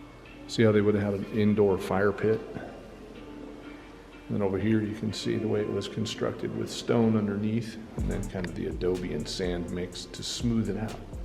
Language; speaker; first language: English; native; English